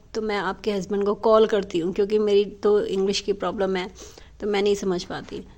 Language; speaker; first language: Hindi; native; Hindi